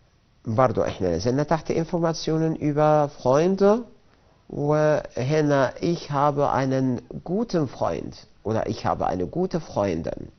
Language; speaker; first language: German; non-native, fluent; Arabic